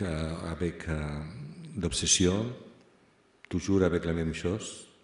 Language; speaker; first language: French; non-native, fluent; Spanish